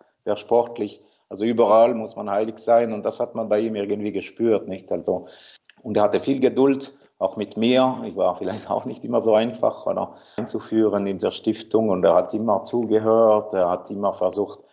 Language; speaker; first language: German; non-native, local second language; French